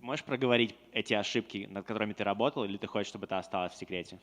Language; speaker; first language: Russian; native; Russian